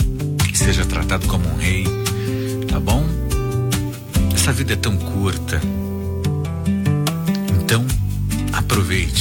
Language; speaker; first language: Portuguese; native; Portuguese